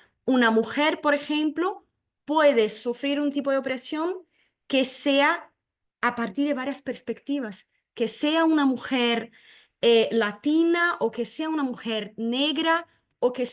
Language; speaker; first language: Spanish; non-native, fluent; Portuguese